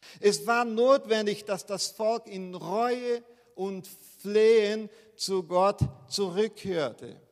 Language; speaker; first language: German; non-native, fluent; Portuguese